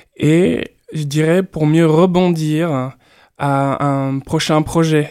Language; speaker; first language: French; native; French